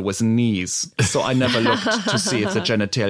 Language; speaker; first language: English; non-native, fluent; German